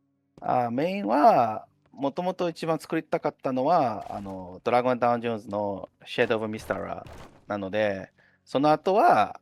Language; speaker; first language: Japanese; non-native, fluent; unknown